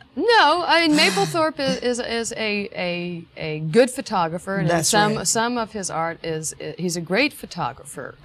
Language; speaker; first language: English; native; English